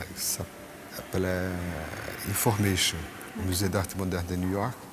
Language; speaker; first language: French; non-native, fluent; Portuguese